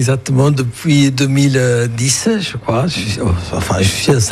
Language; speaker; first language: French; non-native, fluent; Italian